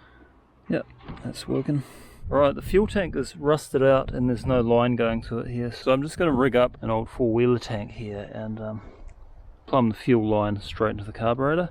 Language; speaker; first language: English; native; English